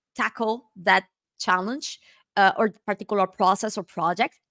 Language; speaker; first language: English; non-native, fluent; Spanish